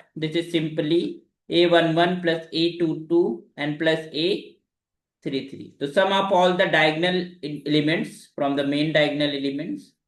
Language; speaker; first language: English; non-native, local second language; Hindi